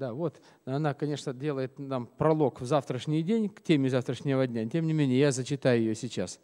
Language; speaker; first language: Russian; native; Russian